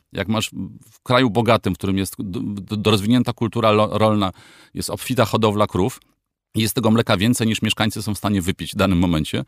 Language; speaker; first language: Polish; native; Polish